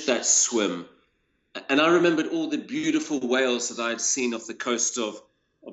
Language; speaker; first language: English; native; English